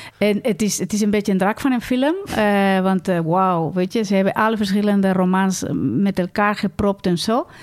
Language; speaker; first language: Dutch; non-native, fluent; Spanish